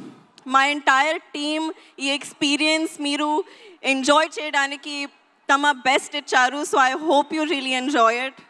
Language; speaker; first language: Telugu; non-native, local second language; Hindi